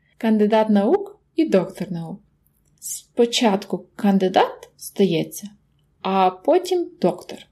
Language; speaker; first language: Ukrainian; native; Ukrainian